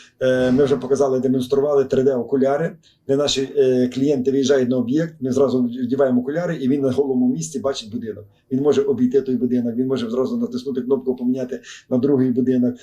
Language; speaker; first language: Ukrainian; native; Ukrainian